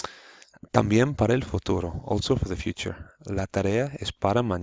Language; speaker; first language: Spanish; non-native, fluent; English